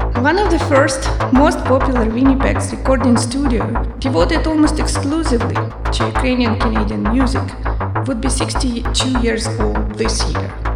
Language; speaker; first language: English; non-native, fluent; Ukrainian